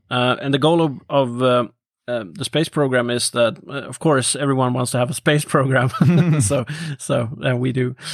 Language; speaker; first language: English; non-native, fluent; Swedish